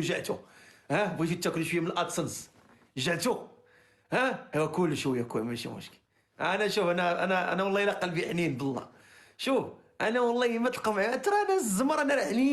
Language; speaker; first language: Arabic; native; Arabic